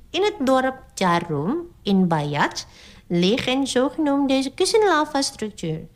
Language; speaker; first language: Dutch; non-native, fluent; Indonesian